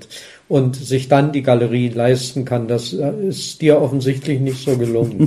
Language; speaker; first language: German; native; German